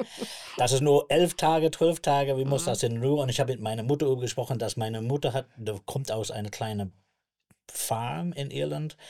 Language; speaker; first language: German; non-native, learner; English